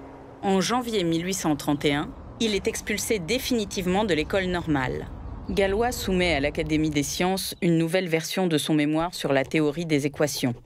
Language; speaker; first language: French; native; French